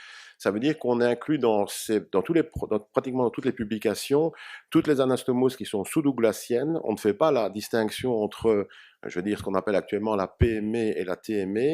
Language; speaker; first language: French; native; French